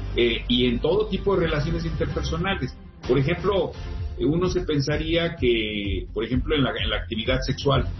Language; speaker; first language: Spanish; native; Spanish